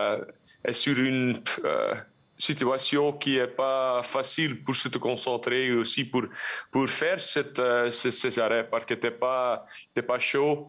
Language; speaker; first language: French; non-native, local second language; Dutch